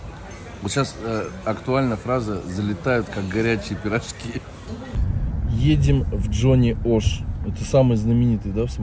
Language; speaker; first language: Russian; native; Russian